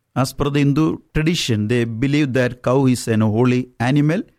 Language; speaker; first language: English; non-native, local second language; Malayalam